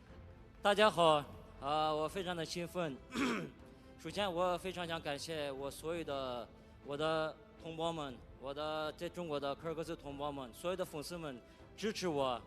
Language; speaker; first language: Chinese; non-native, local second language; Kyrgyz